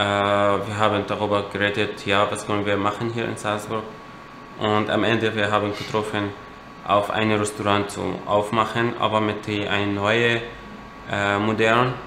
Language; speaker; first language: German; non-native, learner; Arabic